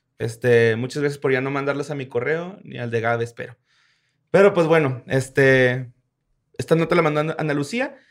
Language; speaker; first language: Spanish; native; Spanish